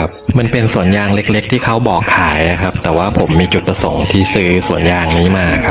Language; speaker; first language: Thai; native; Thai